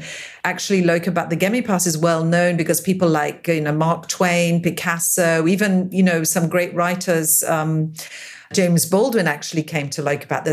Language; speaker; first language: English; native; English